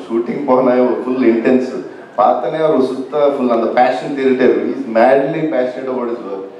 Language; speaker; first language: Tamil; non-native, learner; Telugu